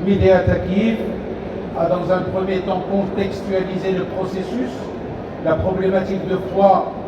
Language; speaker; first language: French; non-native, local second language; Arabic